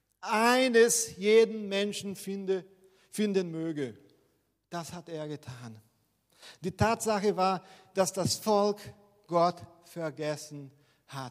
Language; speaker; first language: German; non-native, fluent; Portuguese